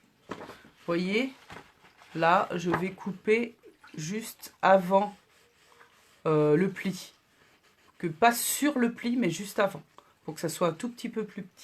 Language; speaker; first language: French; native; French